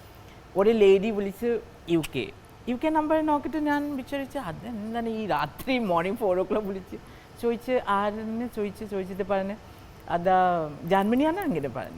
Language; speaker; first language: Malayalam; non-native, learner; Assamese